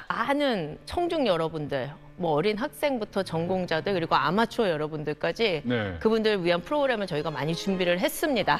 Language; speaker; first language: Korean; native; Korean